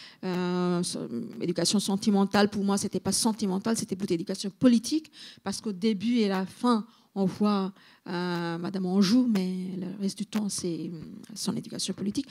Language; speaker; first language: French; non-native, fluent; Bangla